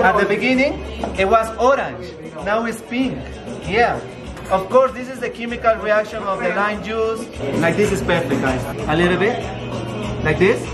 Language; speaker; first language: English; non-native, fluent; Spanish